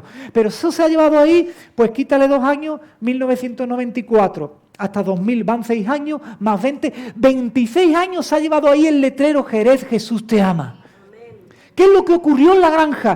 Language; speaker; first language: Spanish; native; Spanish